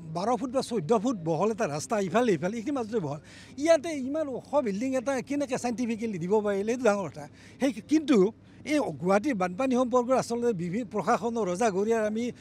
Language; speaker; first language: Assamese; native; Assamese